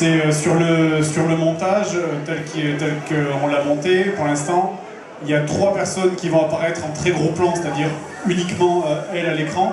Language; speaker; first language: French; native; French